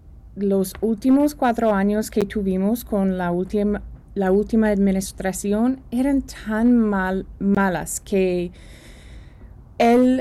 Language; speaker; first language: Spanish; early bilingual, heritage; Spanish